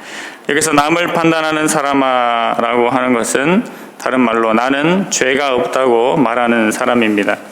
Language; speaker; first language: Korean; native; Korean